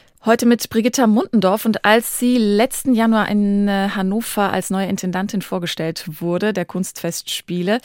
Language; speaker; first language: German; native; German